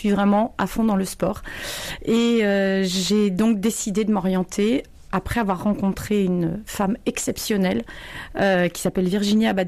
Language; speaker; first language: French; native; French